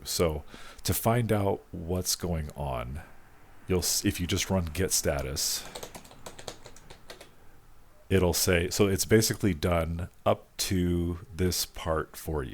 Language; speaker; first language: English; native; English